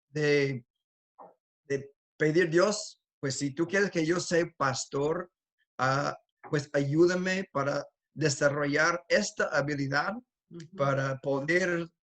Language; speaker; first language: Spanish; non-native, fluent; English